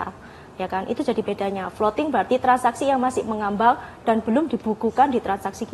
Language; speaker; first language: Indonesian; native; Indonesian